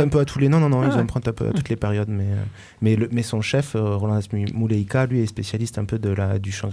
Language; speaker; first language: French; native; French